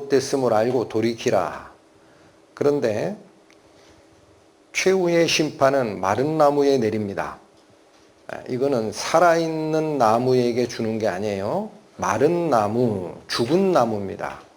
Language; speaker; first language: Korean; native; Korean